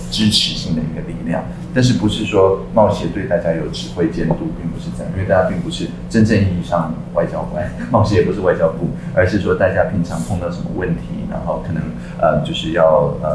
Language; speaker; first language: Chinese; native; Chinese